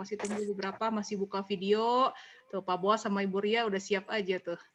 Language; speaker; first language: Indonesian; native; Indonesian